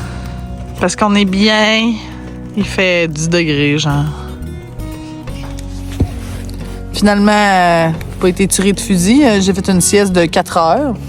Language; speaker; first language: French; native; French